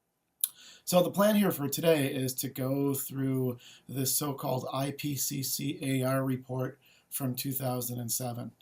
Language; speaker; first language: English; native; English